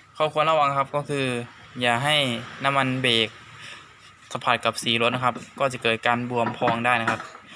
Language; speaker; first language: Thai; native; Thai